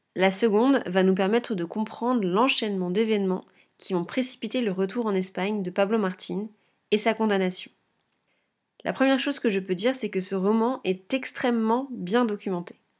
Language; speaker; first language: French; native; French